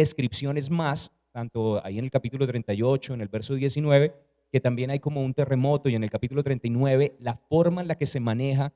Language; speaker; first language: Spanish; native; Spanish